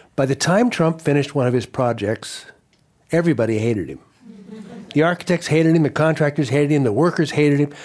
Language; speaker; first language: English; native; English